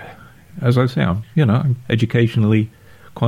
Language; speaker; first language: English; native; English